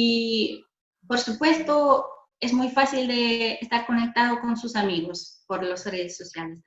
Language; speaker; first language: Spanish; non-native, fluent; German